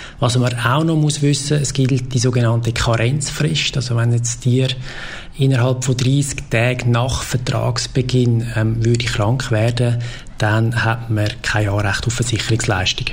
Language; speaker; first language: German; native; German